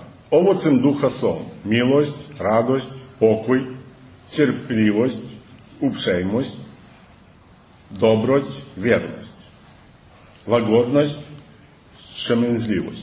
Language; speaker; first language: Polish; early bilingual, heritage; Polish